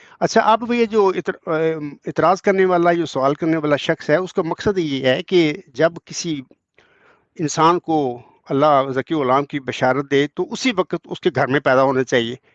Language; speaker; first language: Urdu; non-native, local second language; Punjabi